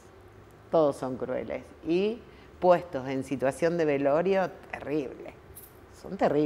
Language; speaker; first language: Spanish; native; Spanish